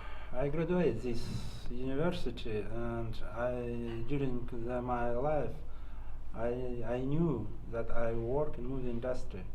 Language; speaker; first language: English; non-native, learner; Russian